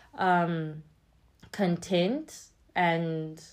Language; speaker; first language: English; non-native, local second language; Xhosa